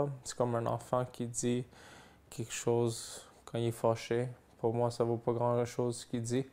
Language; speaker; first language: French; native; French